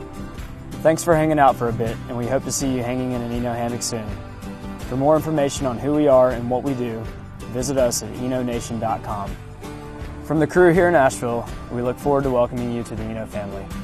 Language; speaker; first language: English; native; English